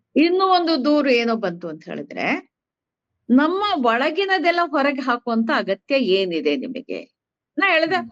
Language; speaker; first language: Kannada; non-native, local second language; Urdu